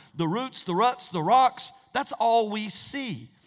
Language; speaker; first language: English; native; English